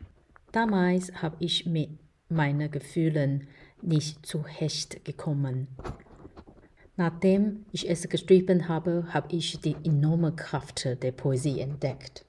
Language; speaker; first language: German; non-native, fluent; Chinese